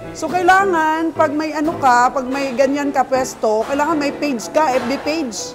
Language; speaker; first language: Filipino; non-native, local second language; Cebuano